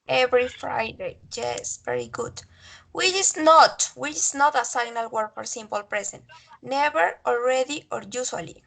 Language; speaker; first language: English; non-native, learner; Spanish